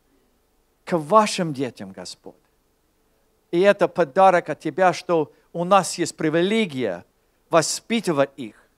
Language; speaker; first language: Russian; non-native, fluent; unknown